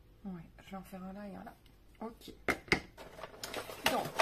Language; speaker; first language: French; native; French